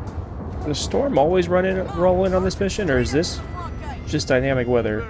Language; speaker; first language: English; native; English